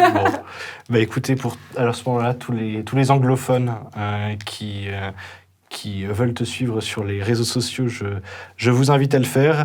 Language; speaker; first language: French; native; French